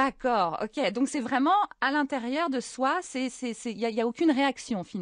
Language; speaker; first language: French; native; French